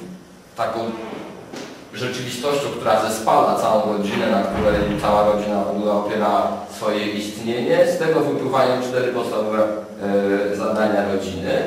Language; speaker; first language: Polish; native; Polish